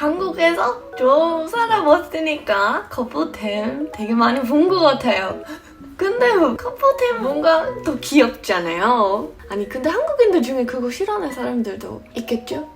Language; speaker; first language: Korean; non-native, fluent; English